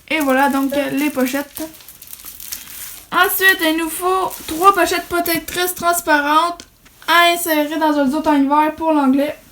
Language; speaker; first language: French; native; French